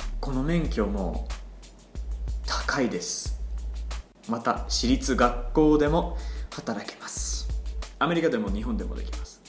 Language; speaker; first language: Japanese; non-native, fluent; English